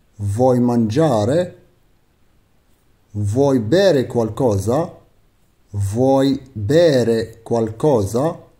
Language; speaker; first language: Italian; non-native, fluent; Arabic